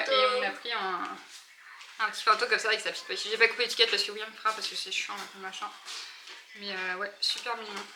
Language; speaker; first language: French; native; French